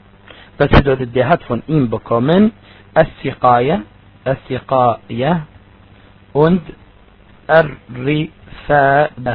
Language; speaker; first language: German; non-native, fluent; Arabic